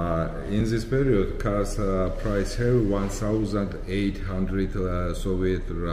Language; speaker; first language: English; non-native, learner; Georgian